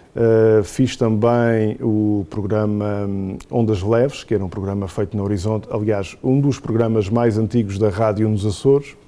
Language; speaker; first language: Portuguese; native; Portuguese